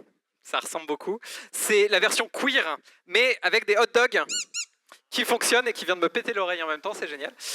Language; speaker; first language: French; native; French